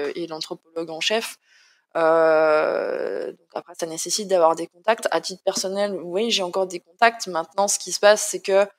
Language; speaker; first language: French; native; French